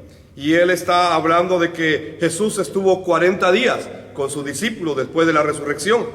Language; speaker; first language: Spanish; native; Spanish